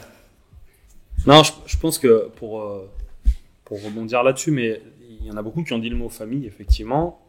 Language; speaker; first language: French; native; French